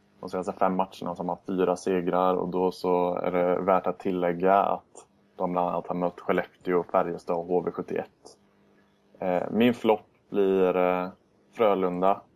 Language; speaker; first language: Swedish; native; Swedish